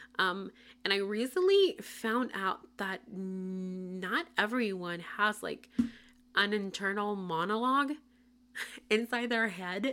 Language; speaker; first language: English; non-native, local second language; Spanish